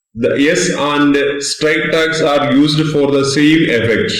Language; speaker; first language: English; non-native, local second language; Malayalam